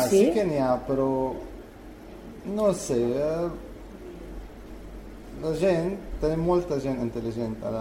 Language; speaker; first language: Catalan; non-native, learner; Arabic